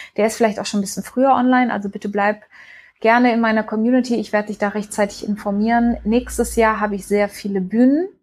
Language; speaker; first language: German; early bilingual, heritage; German